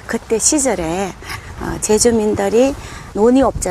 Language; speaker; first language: Korean; native; Korean